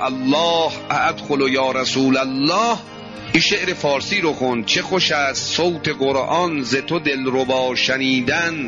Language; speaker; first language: Persian; native; Persian